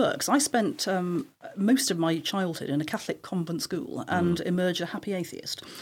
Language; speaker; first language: English; native; English